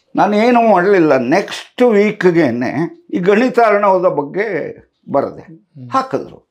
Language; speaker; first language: Kannada; non-native, local second language; Tamil